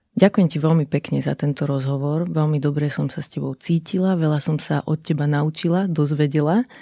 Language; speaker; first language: Slovak; native; Slovak